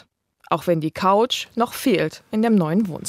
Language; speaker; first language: German; native; German